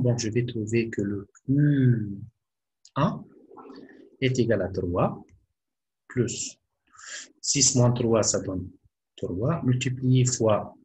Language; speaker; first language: French; non-native, local second language; Arabic